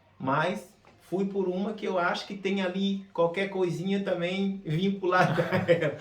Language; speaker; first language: Portuguese; native; Portuguese